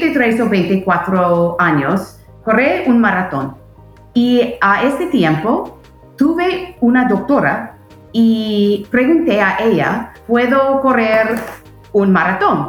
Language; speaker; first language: Spanish; non-native, fluent; English